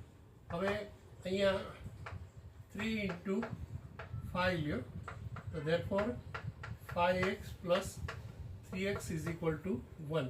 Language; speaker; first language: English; non-native, local second language; Gujarati